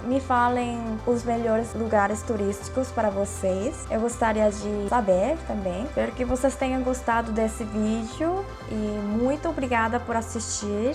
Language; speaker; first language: Portuguese; non-native, fluent; Korean